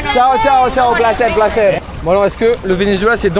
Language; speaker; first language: Spanish; non-native, learner; French